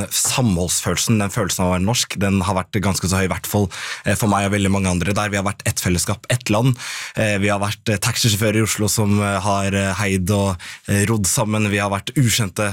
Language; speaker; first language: Norwegian; native; Norwegian